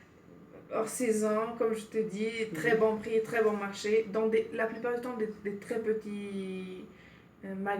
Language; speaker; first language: French; non-native, fluent; Spanish